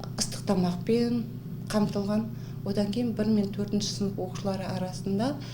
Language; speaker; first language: Kazakh; native; Kazakh